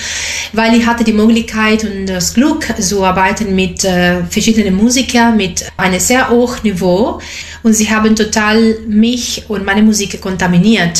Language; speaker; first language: German; non-native, fluent; Italian